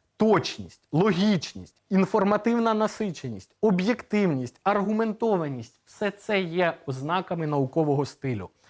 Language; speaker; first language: Ukrainian; native; Ukrainian